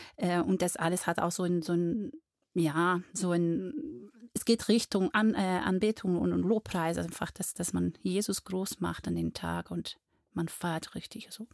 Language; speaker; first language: German; non-native, fluent; Portuguese